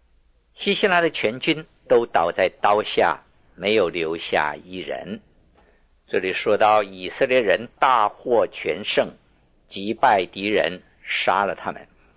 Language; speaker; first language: Chinese; native; Chinese